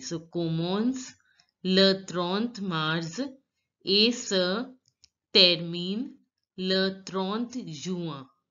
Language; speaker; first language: French; non-native, fluent; Hindi